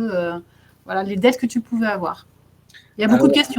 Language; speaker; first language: French; native; French